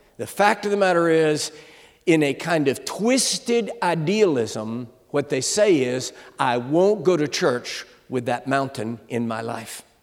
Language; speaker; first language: English; native; English